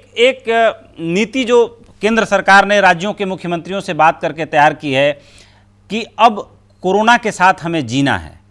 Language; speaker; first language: Hindi; native; Hindi